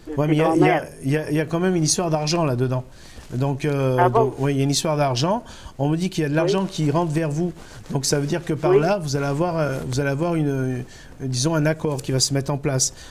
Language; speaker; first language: French; native; French